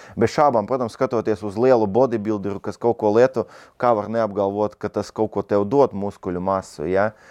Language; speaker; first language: Latvian; non-native, local second language; Russian